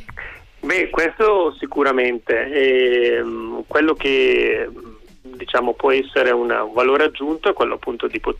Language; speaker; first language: Italian; native; Italian